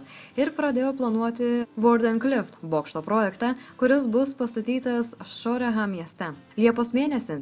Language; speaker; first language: Lithuanian; native; Lithuanian